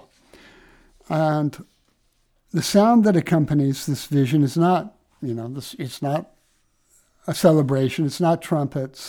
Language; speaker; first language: English; native; English